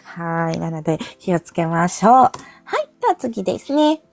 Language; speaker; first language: Japanese; non-native, fluent; Filipino